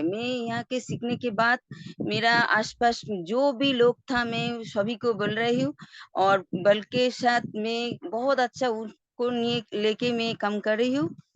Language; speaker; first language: Hindi; non-native, local second language; Bangla